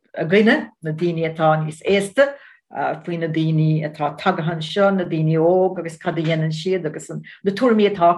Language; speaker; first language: Irish; non-native, learner; Dutch